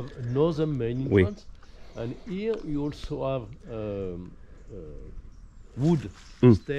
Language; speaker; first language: English; non-native, learner; French